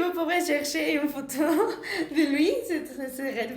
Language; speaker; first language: French; non-native, learner; Spanish